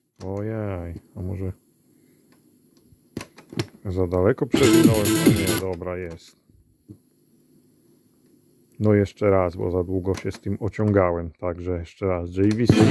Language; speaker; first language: Polish; native; Polish